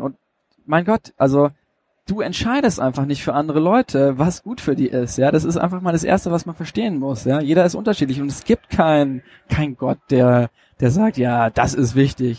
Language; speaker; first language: German; native; German